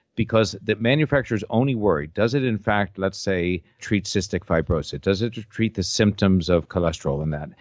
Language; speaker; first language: English; native; English